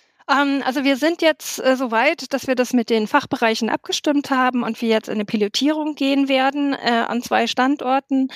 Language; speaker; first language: German; native; German